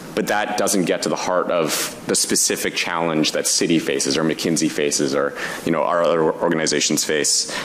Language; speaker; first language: English; native; English